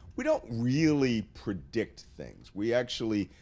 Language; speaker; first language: English; native; English